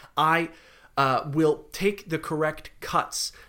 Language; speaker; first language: English; native; English